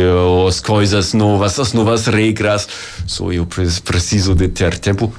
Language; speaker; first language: Portuguese; non-native, learner; German